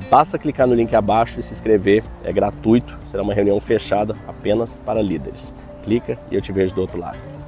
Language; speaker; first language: Portuguese; native; Portuguese